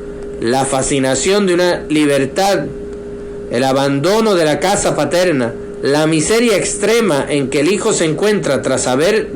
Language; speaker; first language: Spanish; native; Spanish